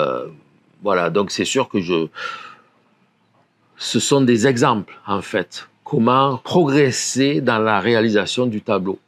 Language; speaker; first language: French; native; French